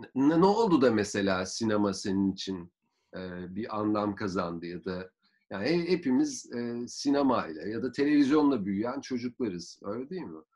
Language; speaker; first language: Turkish; native; Turkish